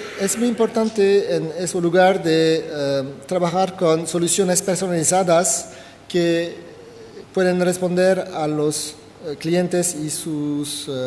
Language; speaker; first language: Spanish; non-native, fluent; French